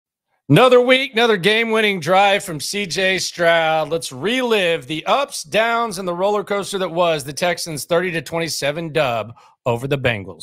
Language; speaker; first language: English; native; English